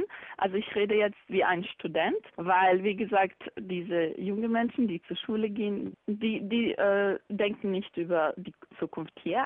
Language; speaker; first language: German; non-native, learner; Bosnian